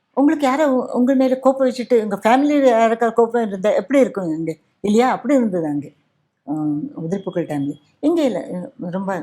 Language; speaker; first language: Tamil; non-native, fluent; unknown